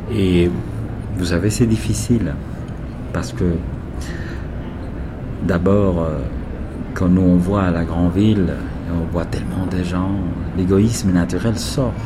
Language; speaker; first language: French; non-native, fluent; Spanish